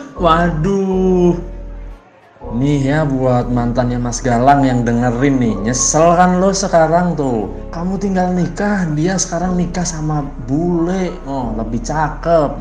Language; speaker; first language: Indonesian; native; Indonesian